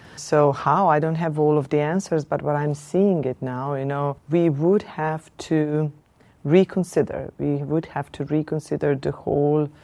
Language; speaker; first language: English; non-native, fluent; Slovenian